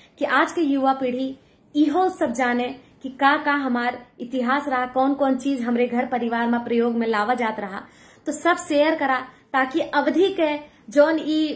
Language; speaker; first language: Hindi; native; Hindi